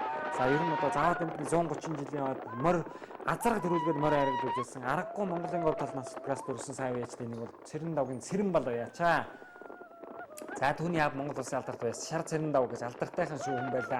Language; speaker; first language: Mongolian; native; Mongolian